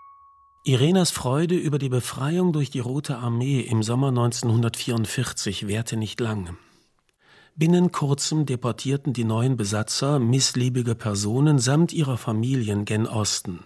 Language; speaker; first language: German; native; German